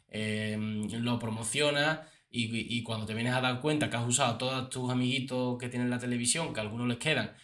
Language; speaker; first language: Spanish; native; Spanish